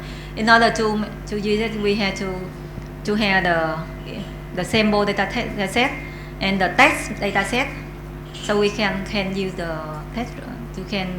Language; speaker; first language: English; non-native, learner; Vietnamese